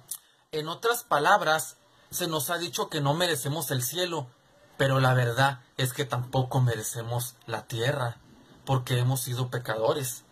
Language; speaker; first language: Spanish; native; Spanish